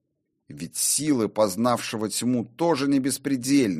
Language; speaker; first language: Russian; native; Russian